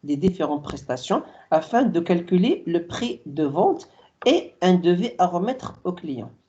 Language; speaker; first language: French; non-native, local second language; Arabic